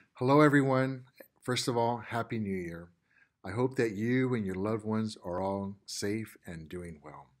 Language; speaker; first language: English; early bilingual, other home language; Spanish